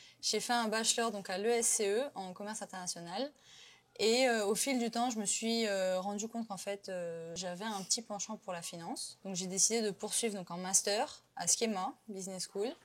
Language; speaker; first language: French; native; French